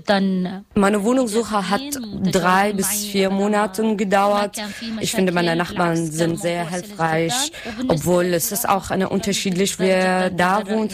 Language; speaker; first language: German; non-native, learner; Arabic